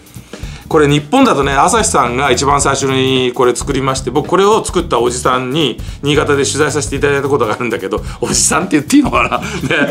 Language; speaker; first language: Japanese; native; Japanese